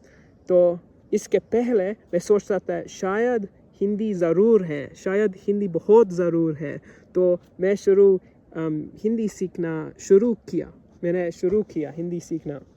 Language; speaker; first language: Hindi; non-native, learner; English